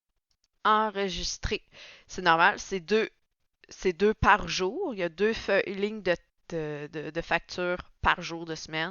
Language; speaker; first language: French; native; French